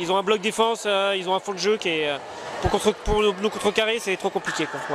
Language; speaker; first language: French; native; French